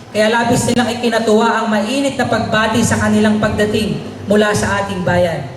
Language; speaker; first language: Filipino; native; Filipino